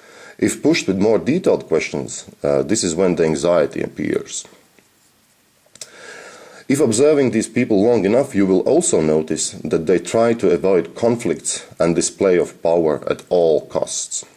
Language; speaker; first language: English; non-native, fluent; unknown